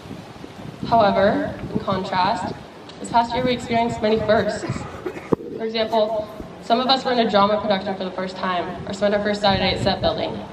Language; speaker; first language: English; native; English